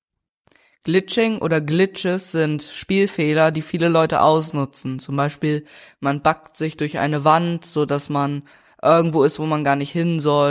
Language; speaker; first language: German; native; German